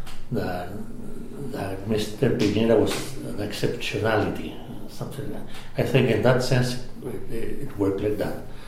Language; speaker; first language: English; non-native, fluent; Spanish